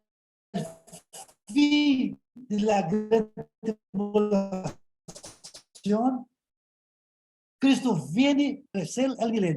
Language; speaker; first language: Spanish; non-native, learner; Portuguese